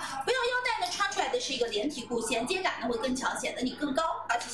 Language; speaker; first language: Chinese; native; Chinese